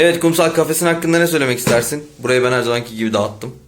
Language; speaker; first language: Turkish; native; Turkish